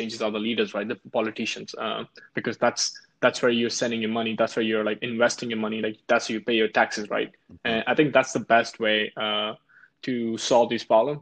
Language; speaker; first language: English; non-native, local second language; Hindi